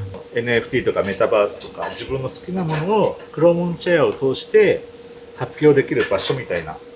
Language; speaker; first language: Japanese; native; Japanese